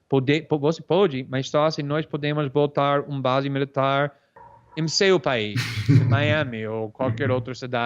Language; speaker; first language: Portuguese; non-native, fluent; English